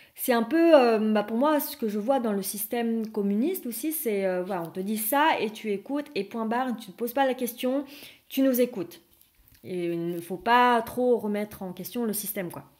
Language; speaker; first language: French; non-native, fluent; Vietnamese